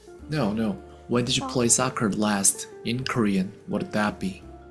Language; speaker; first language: English; non-native, fluent; Korean